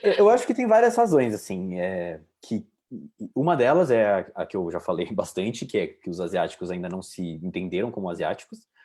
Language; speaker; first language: Portuguese; native; Portuguese